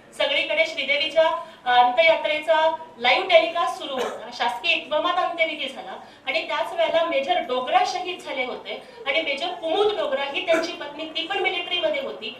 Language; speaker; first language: Marathi; non-native, local second language; Telugu